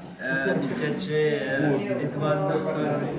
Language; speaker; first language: Italian; non-native, learner; French